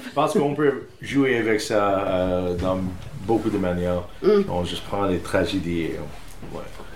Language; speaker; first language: French; non-native, fluent; English